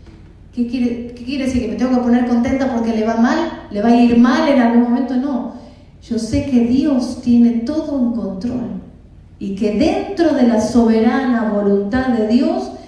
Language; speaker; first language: Spanish; native; Spanish